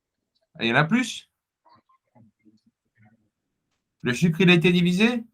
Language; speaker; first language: French; native; French